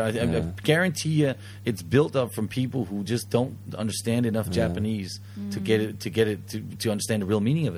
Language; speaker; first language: English; early bilingual, heritage; English